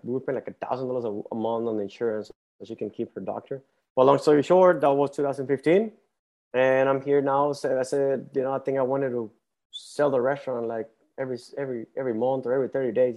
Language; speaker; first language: English; non-native, fluent; Spanish